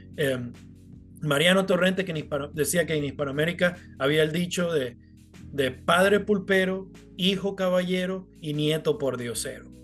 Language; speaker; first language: Spanish; native; Spanish